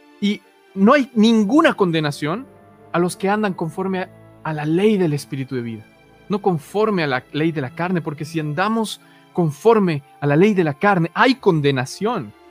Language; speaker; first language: Spanish; native; Spanish